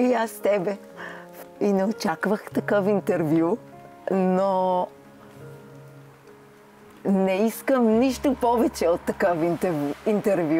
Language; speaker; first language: Bulgarian; non-native, fluent; Hebrew